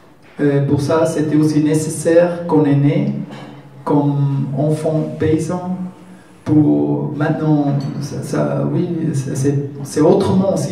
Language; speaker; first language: French; non-native, learner; German